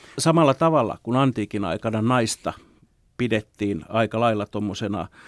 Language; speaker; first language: Finnish; native; Finnish